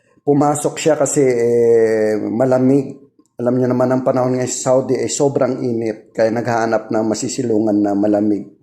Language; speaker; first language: Filipino; non-native, local second language; Cebuano